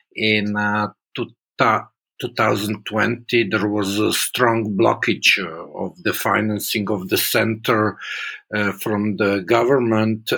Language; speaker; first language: English; non-native, fluent; Slovenian